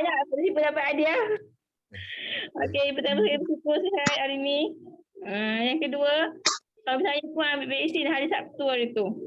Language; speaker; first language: Malay; native; Malay